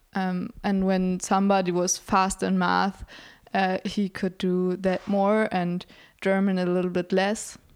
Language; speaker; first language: English; non-native, fluent; German